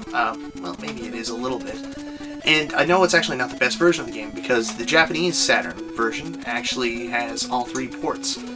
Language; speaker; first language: English; native; English